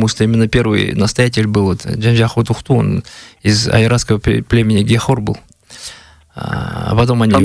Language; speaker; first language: Russian; native; Russian